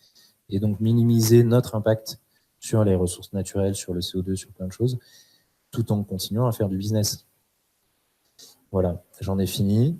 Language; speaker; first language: French; native; French